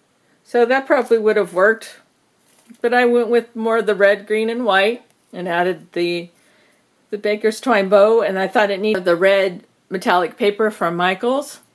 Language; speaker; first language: English; native; English